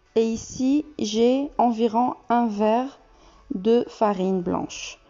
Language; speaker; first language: French; non-native, local second language; Arabic